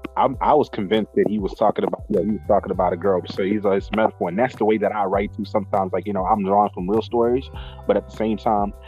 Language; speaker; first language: English; non-native, local second language; Shona